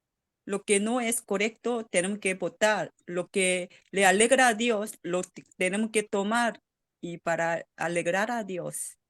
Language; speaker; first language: Spanish; non-native, fluent; Korean